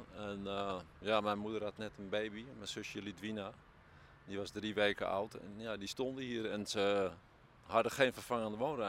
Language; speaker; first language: Dutch; native; Dutch